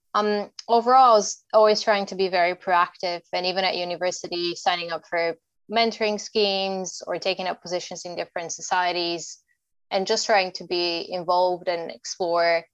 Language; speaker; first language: English; non-native, fluent; Bulgarian